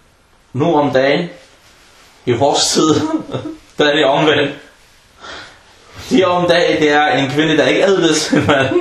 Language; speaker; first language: Danish; non-native, fluent; Arabic